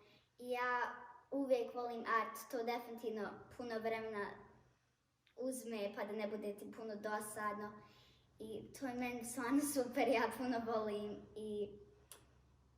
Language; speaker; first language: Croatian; early bilingual, heritage; Bosnian